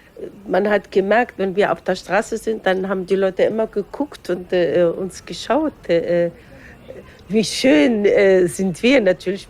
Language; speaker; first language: German; non-native, fluent; Arabic